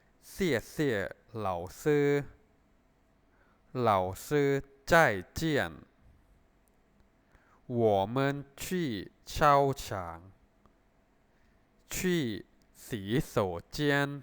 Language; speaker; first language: Chinese; non-native, fluent; Thai